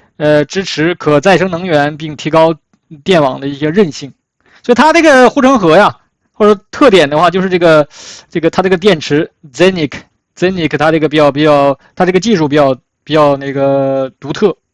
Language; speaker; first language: Chinese; native; Chinese